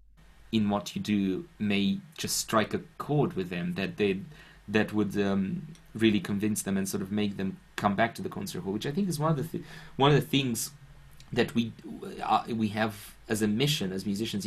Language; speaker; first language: English; non-native, fluent; Romanian